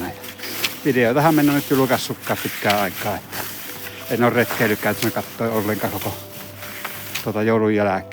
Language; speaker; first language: Finnish; native; Finnish